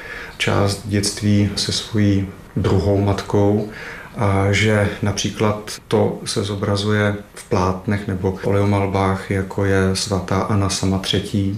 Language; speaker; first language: Czech; native; Czech